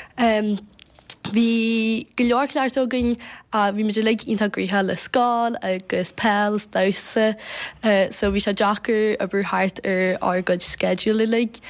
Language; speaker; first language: Irish; native; Irish